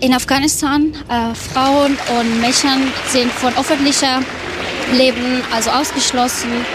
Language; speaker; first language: German; non-native, fluent; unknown